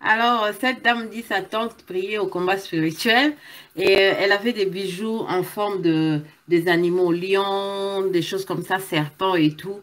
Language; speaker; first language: French; non-native, local second language; Lingala